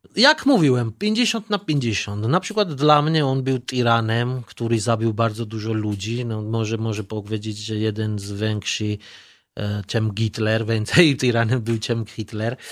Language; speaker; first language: Polish; non-native, learner; Georgian